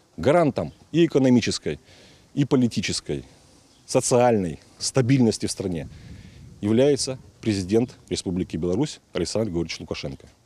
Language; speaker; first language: Russian; native; Russian